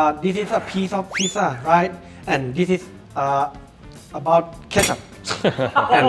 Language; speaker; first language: English; non-native, learner; Thai